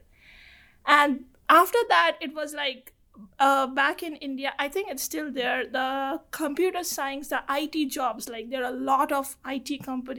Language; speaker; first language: English; non-native, local second language; Bangla